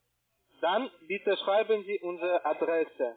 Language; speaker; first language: German; non-native, learner; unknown